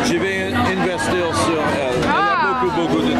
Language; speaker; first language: French; non-native, learner; English